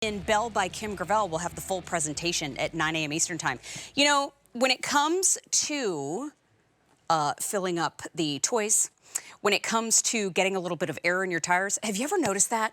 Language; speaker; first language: English; native; English